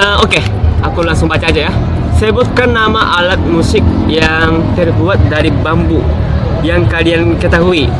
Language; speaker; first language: Indonesian; early bilingual, heritage; Japanese